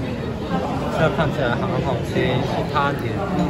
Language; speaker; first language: Chinese; non-native, fluent; Japanese